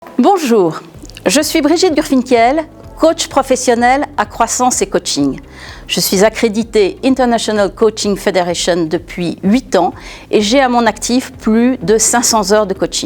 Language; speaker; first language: French; native; French